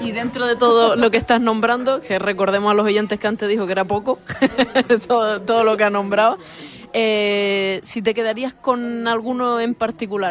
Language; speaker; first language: Spanish; native; Spanish